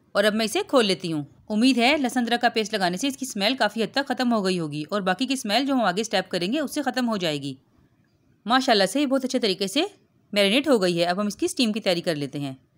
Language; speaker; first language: Urdu; native; Urdu